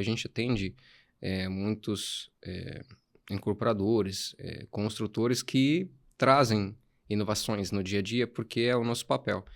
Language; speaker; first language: Portuguese; non-native, fluent; Arabic